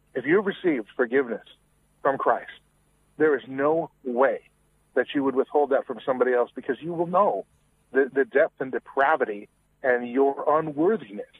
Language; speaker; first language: English; native; English